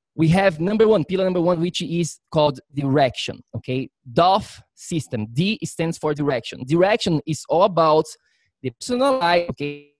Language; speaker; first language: English; non-native, fluent; Portuguese